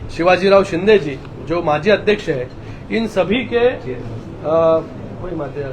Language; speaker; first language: Hindi; non-native, local second language; Marathi